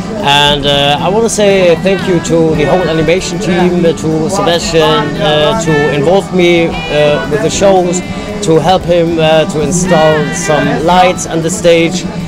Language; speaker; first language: English; non-native, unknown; German